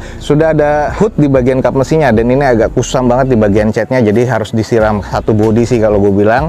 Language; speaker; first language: Indonesian; native; Indonesian